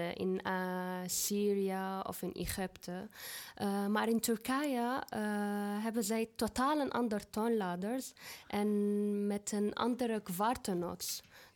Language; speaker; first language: Dutch; non-native, learner; Arabic